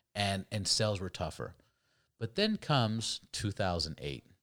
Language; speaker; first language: English; early bilingual, other home language; Spanish